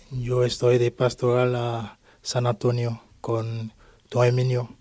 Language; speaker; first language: Spanish; non-native, learner; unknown